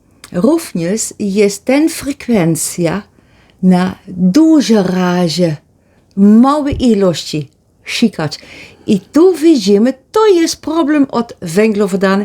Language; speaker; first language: Polish; early bilingual, heritage; Polish